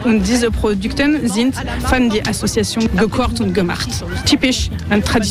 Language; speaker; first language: German; non-native, learner; French